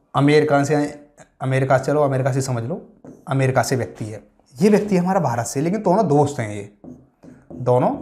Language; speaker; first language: Hindi; native; Hindi